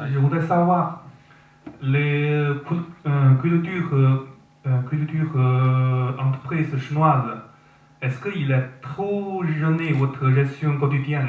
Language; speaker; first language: French; non-native, learner; Chinese